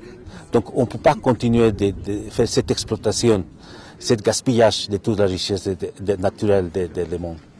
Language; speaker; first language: French; non-native, fluent; Spanish